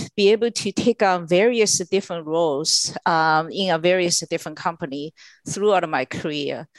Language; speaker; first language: English; non-native, fluent; Chinese